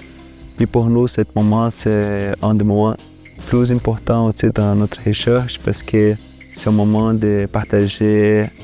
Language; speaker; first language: French; non-native, fluent; Portuguese